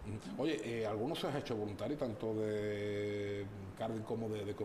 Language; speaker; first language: Spanish; native; Spanish